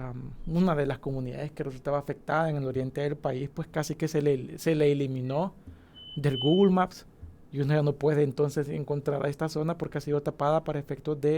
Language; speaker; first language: Spanish; native; Spanish